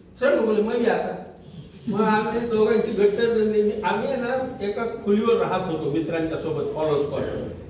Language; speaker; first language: Marathi; non-native, local second language; Urdu